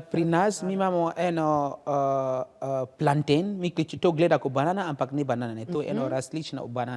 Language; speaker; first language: Slovenian; non-native, learner; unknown